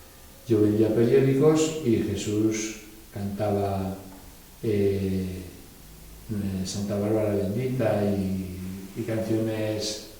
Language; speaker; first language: Spanish; native; Spanish